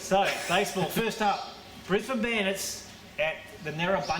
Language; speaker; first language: English; native; English